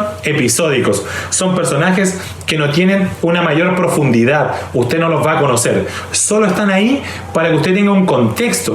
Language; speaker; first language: Spanish; native; Spanish